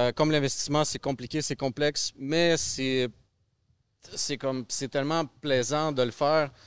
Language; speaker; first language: French; early bilingual, other home language; Russian